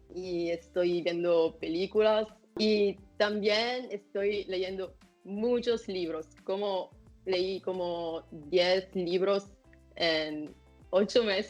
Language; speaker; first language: Spanish; non-native, fluent; Italian